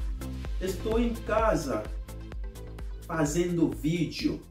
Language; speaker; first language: Portuguese; non-native, fluent; Haitian Creole